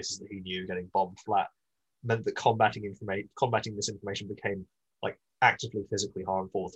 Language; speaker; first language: English; native; English